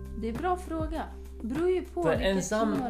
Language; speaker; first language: Swedish; early bilingual, other home language; Kurdish